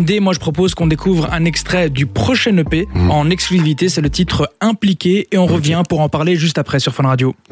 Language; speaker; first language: French; native; French